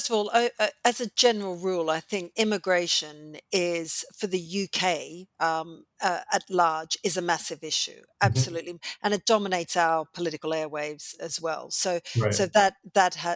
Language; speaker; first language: English; native; English